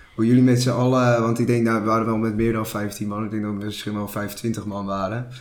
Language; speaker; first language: Dutch; native; Dutch